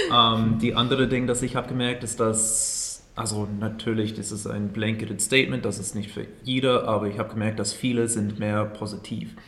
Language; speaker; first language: German; non-native, fluent; English